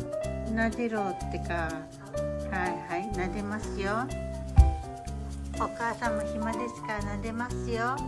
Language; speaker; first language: Japanese; native; Japanese